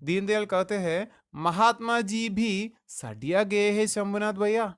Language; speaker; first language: Hindi; non-native, local second language; Malayalam